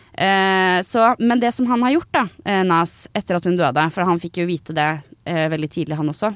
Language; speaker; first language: Norwegian; native; Norwegian